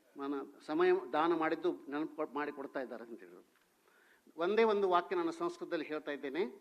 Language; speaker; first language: Kannada; non-native, local second language; Hindi